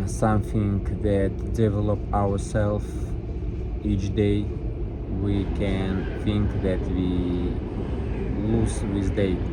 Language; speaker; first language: English; non-native, learner; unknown